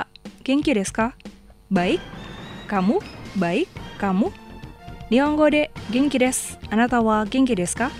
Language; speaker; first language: Japanese; non-native, fluent; Indonesian